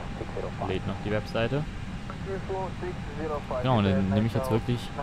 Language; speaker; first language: German; native; German